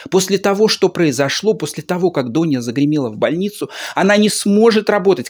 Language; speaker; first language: Russian; native; Russian